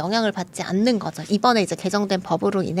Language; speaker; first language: Korean; native; Korean